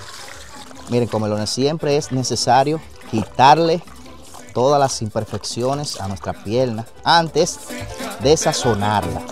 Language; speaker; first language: Spanish; native; Spanish